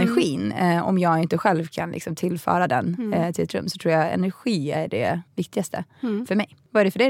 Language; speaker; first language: Swedish; native; Swedish